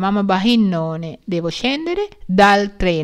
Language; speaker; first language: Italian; non-native, fluent; Sinhala